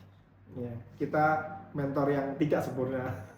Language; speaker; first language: Indonesian; native; Indonesian